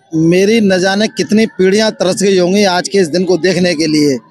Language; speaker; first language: Hindi; native; Hindi